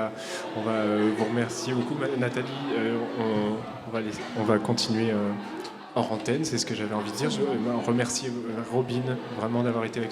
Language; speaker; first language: French; native; French